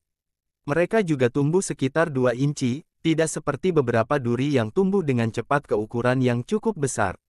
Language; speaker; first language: Indonesian; native; Indonesian